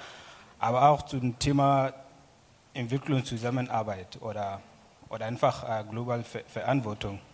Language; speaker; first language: German; non-native, learner; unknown